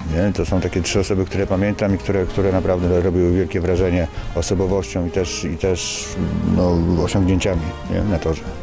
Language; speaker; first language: Polish; native; Polish